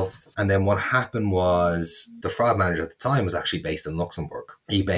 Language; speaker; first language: English; native; English